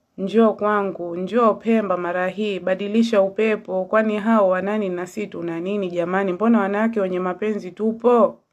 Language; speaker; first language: Swahili; native; Swahili